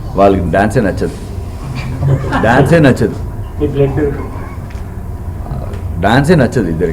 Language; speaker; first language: Telugu; non-native, learner; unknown